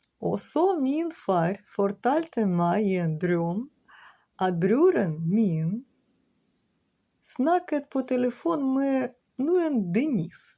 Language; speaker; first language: Norwegian; non-native, learner; Ukrainian